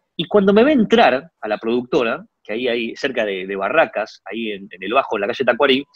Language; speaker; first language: Spanish; early bilingual, other home language; Chinese